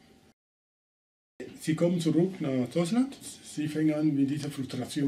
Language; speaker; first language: German; non-native, learner; Spanish